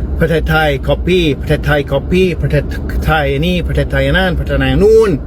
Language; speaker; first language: Thai; non-native, learner; English